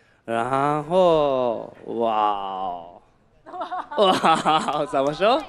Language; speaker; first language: Chinese; non-native, learner; Japanese